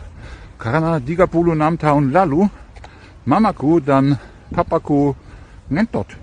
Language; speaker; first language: Indonesian; non-native, fluent; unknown